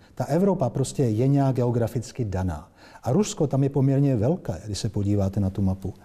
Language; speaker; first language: Czech; native; Czech